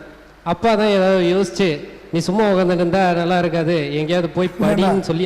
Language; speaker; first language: Tamil; native; Tamil